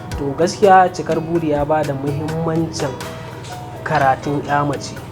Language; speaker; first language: Hausa; non-native, local second language; Fula